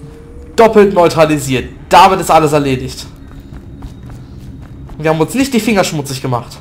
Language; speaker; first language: German; native; German